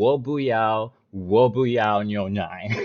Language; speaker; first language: Chinese; non-native, learner; English